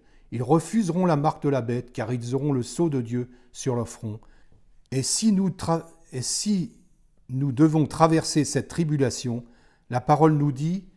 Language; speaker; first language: French; native; French